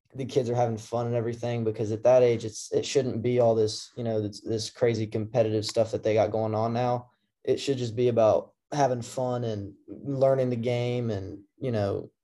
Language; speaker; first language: English; native; English